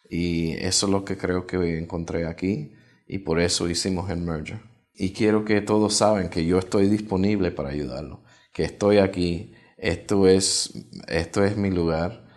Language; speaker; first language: Spanish; early bilingual, heritage; Spanish